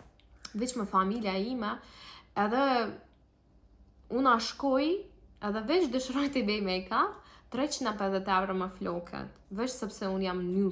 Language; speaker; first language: Albanian; non-native, learner; Russian